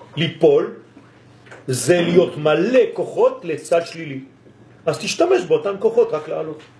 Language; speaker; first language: Hebrew; non-native, fluent; French